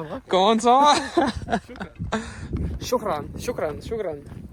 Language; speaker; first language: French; non-native, learner; Lithuanian